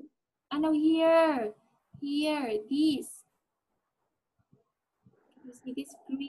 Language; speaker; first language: English; non-native, fluent; Vietnamese